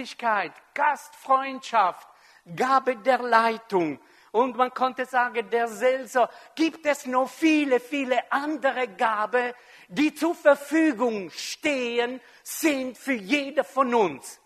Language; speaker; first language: German; non-native, fluent; French